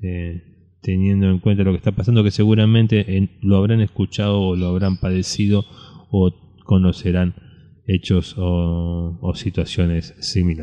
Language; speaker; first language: Spanish; native; Spanish